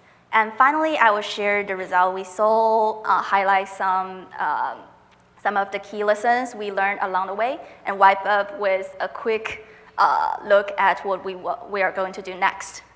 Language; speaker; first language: English; non-native, fluent; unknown